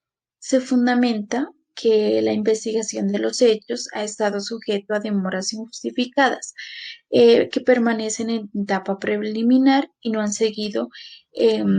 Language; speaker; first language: Spanish; native; Spanish